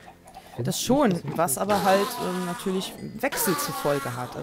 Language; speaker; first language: German; native; German